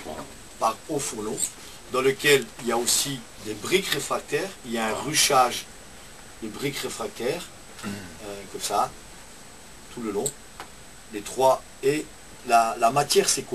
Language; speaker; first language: French; native; French